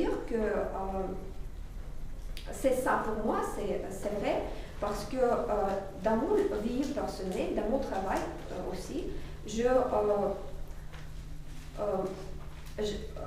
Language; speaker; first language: French; non-native, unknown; Russian